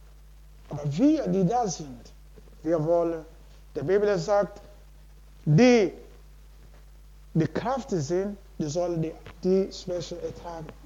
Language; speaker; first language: German; non-native, learner; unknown